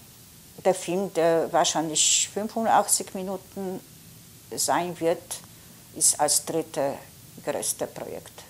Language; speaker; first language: German; non-native, fluent; Polish